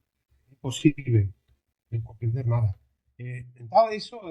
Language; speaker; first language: Galician; non-native, learner; Spanish